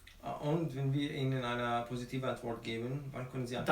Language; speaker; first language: German; non-native, fluent; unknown